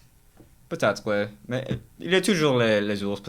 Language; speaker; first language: French; non-native, learner; English